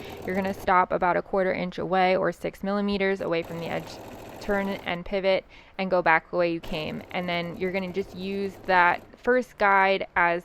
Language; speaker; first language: English; native; English